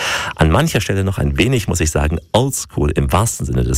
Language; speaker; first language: German; native; German